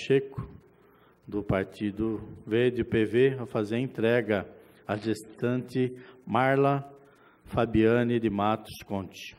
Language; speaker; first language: Portuguese; native; Portuguese